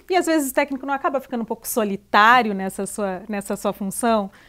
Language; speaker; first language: Portuguese; native; Portuguese